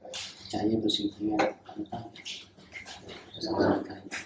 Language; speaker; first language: Chinese; native; Chinese